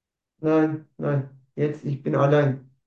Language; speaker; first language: German; non-native, learner; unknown